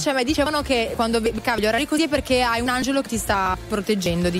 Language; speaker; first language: Italian; native; Italian